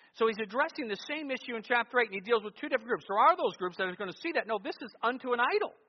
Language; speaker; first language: English; native; English